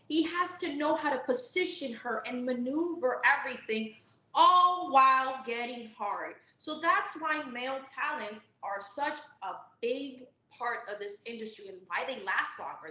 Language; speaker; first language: English; native; English